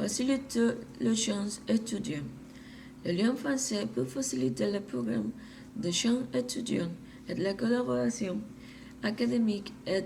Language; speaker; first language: French; non-native, learner; Spanish